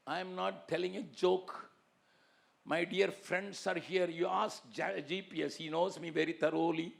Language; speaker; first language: English; non-native, local second language; Tamil